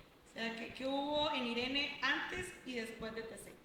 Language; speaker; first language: Spanish; native; Spanish